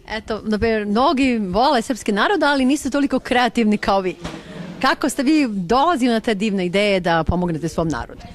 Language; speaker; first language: Bosnian; native; Bosnian